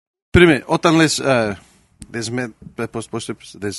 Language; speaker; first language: Greek; early bilingual, heritage; Greek